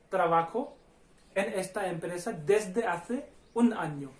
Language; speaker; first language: Spanish; non-native, fluent; Hindi